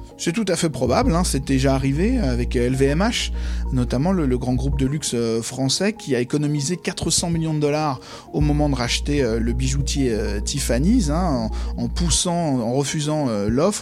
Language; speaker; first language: French; native; French